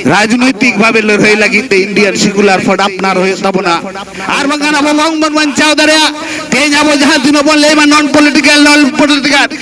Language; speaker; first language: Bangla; non-native, local second language; Santali